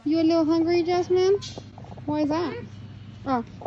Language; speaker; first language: English; early bilingual, other home language; Spanish